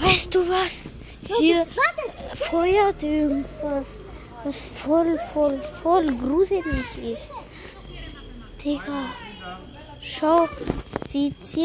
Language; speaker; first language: German; early bilingual, other home language; Croatian